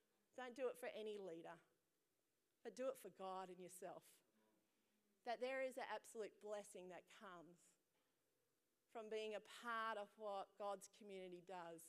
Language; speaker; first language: English; native; English